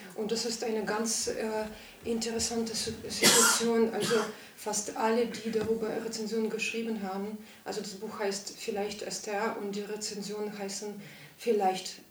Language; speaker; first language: German; non-native, fluent; Russian